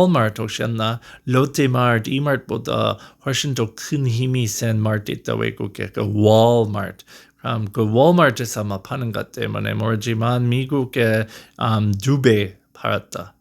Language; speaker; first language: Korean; non-native, learner; English